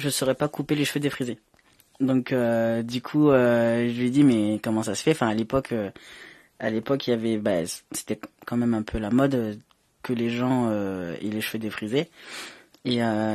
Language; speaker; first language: French; native; French